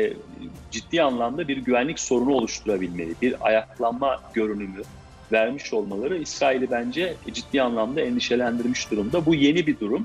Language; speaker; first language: Turkish; native; Turkish